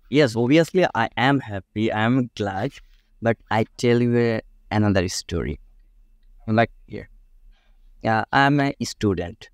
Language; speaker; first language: English; non-native, local second language; Bangla